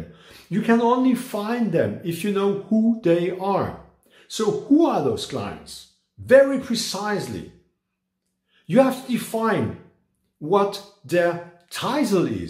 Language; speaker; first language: English; non-native, fluent; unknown